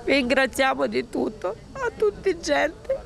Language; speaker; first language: Italian; non-native, learner; Ukrainian